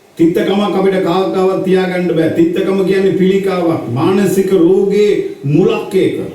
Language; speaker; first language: Sinhala; native; Sinhala